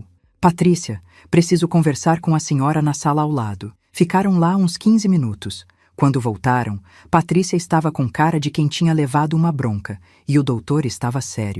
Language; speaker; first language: Portuguese; native; Portuguese